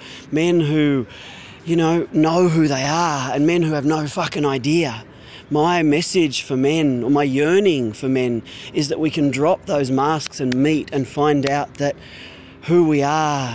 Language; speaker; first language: English; native; English